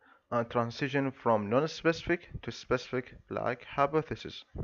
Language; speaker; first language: English; non-native, fluent; Arabic